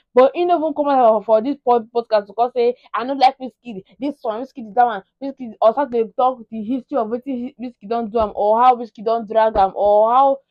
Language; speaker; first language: Nigerian Pidgin; native; Nigerian Pidgin